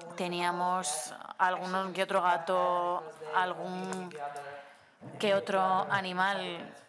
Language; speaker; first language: Spanish; non-native, fluent; Slovenian